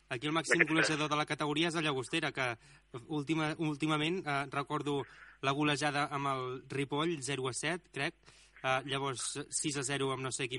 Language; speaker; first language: Catalan; native; Catalan